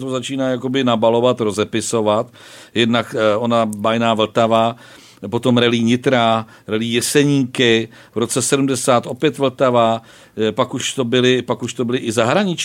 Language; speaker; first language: Czech; native; Czech